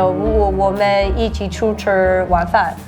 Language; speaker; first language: Chinese; early bilingual, heritage; English